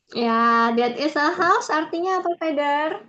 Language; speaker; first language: English; non-native, fluent; Indonesian